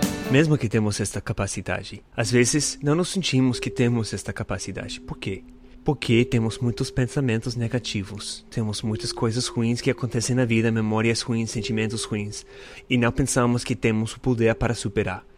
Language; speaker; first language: Portuguese; non-native, learner; English